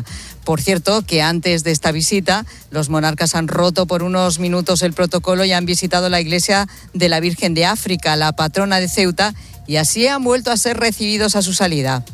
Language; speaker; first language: Spanish; native; Spanish